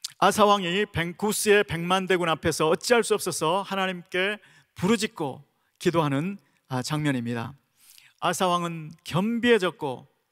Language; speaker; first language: Korean; native; Korean